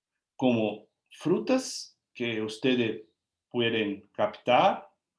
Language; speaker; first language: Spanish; non-native, learner; Portuguese